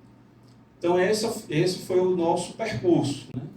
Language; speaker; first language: Portuguese; native; Portuguese